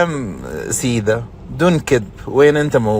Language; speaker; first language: Arabic; native; Arabic